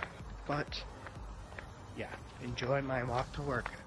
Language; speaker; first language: English; native; English